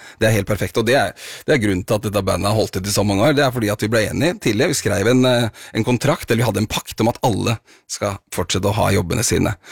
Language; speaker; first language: Norwegian; native; Norwegian